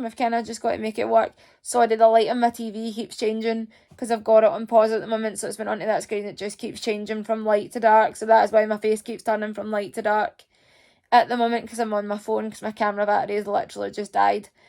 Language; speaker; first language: English; native; English